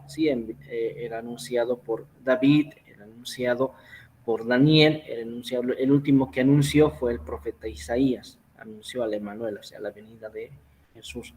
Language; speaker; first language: Spanish; native; Spanish